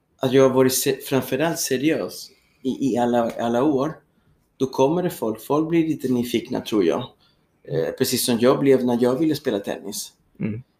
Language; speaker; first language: Swedish; non-native, fluent; Spanish